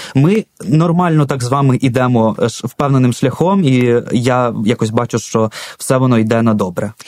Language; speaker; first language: Ukrainian; non-native, local second language; Russian